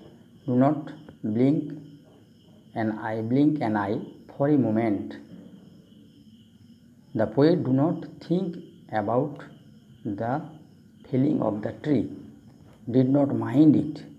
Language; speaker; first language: English; non-native, local second language; Bangla